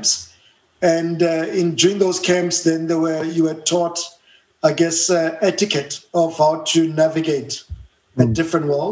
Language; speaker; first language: English; non-native, local second language; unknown